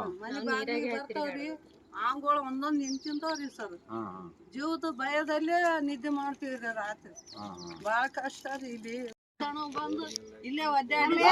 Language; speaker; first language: Kannada; native; Kannada